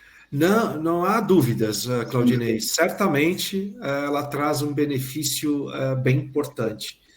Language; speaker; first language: Portuguese; native; Portuguese